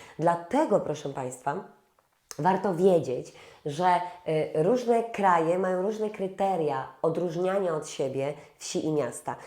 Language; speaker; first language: Polish; native; Polish